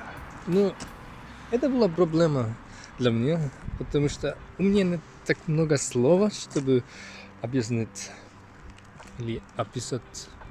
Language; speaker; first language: Russian; non-native, learner; Finnish